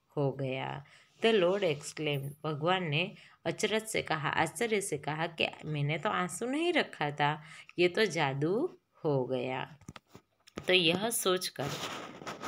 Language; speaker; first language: Hindi; non-native, local second language; Gujarati